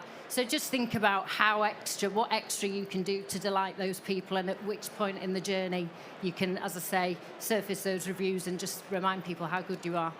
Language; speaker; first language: English; native; English